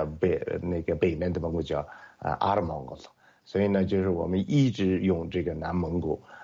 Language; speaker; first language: Chinese; non-native, local second language; Mongolian